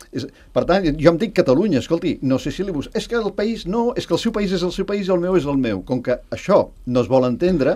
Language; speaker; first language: Catalan; native; Catalan